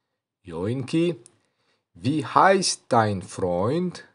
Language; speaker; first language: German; non-native, learner; Tajik